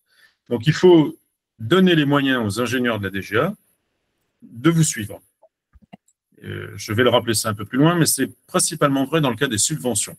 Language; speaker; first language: French; native; French